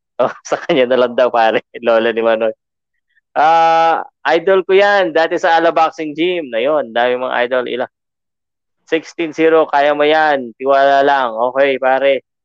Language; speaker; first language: Filipino; native; Filipino